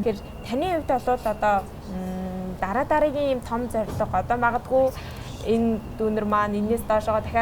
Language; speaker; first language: Mongolian; native; Mongolian